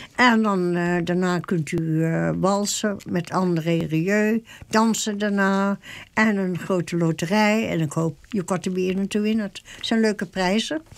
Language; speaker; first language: Dutch; native; Dutch